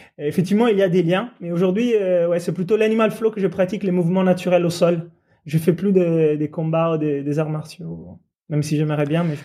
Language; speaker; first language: French; non-native, fluent; Italian